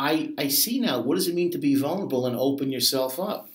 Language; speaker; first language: English; native; English